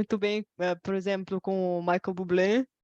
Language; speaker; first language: Portuguese; non-native, fluent; Bulgarian